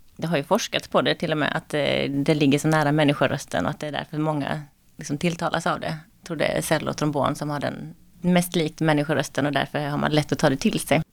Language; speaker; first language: Swedish; native; Swedish